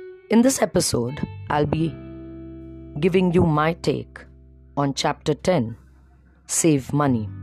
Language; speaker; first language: English; non-native, local second language; Marathi